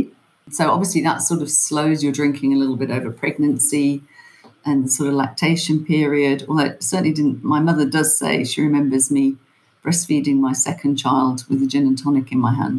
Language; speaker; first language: English; native; English